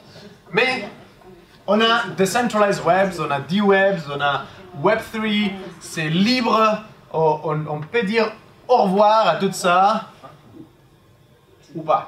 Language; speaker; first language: French; non-native, fluent; Spanish